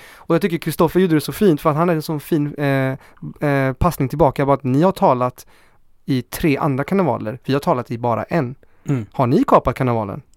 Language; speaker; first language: Swedish; early bilingual, other home language; Spanish